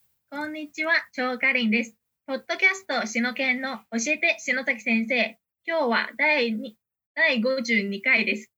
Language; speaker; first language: Japanese; non-native, fluent; Chinese